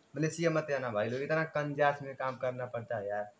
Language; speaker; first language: Hindi; native; Hindi